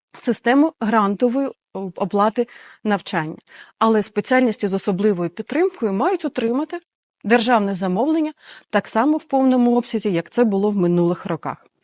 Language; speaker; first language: Ukrainian; native; Ukrainian